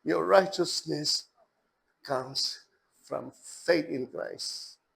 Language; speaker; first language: English; non-native, local second language; Filipino